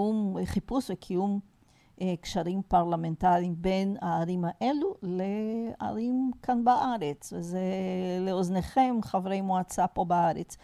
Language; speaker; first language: Hebrew; non-native, fluent; Portuguese